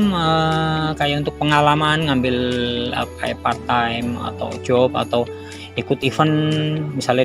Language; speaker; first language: Indonesian; native; Indonesian